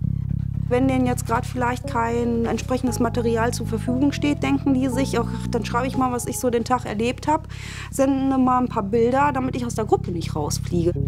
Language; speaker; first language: German; native; German